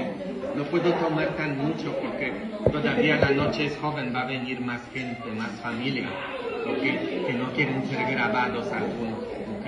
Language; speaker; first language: Spanish; non-native, fluent; Polish